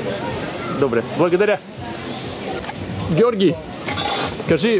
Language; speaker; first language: Bulgarian; non-native, learner; Russian